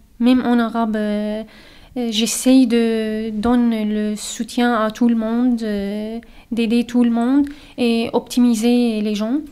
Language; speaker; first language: French; non-native, fluent; Arabic